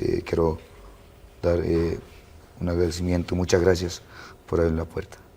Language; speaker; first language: Spanish; non-native, local second language; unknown